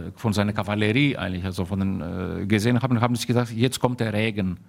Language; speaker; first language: German; early bilingual, heritage; German